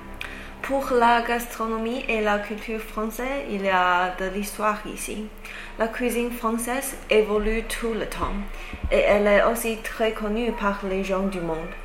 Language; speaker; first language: French; non-native, learner; Chinese